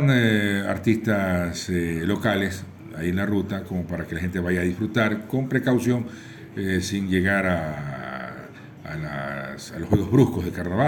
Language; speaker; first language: Spanish; native; Spanish